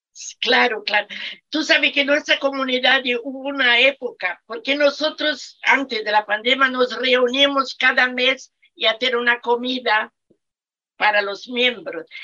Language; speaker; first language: Spanish; non-native, fluent; Portuguese